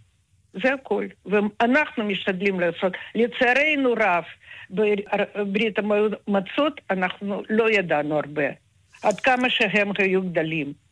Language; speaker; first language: Hebrew; non-native, fluent; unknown